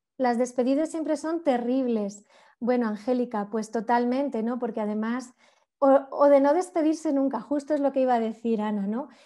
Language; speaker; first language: Spanish; native; Spanish